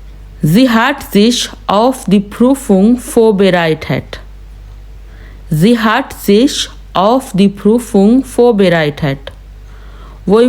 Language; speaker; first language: German; non-native, fluent; Urdu